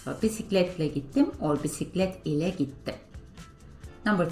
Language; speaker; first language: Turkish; non-native, fluent; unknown